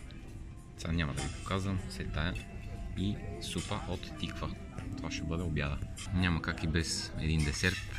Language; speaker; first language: Bulgarian; native; Bulgarian